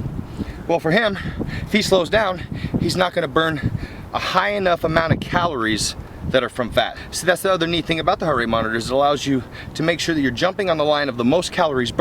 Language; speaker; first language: English; native; English